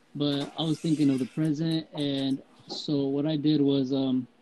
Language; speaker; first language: English; early bilingual, heritage; Spanish